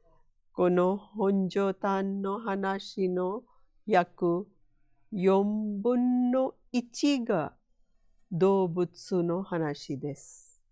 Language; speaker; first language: Japanese; non-native, fluent; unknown